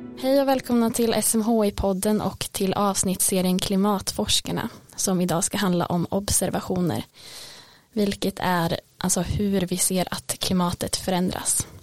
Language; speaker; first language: Swedish; native; Swedish